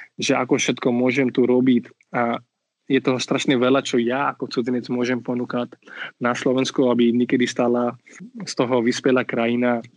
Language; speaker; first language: Slovak; non-native, fluent; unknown